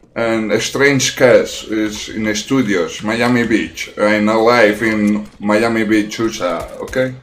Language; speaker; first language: English; non-native, learner; Spanish